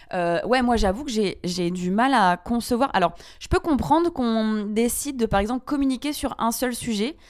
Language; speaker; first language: French; native; French